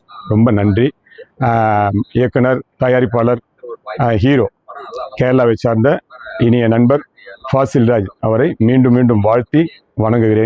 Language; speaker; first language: Tamil; native; Tamil